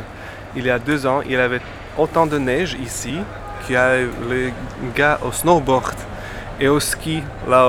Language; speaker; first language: French; non-native, fluent; Slovak